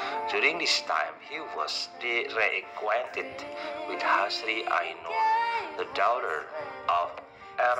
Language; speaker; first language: English; non-native, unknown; Indonesian